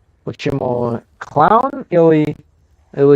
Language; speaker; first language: Russian; non-native, learner; English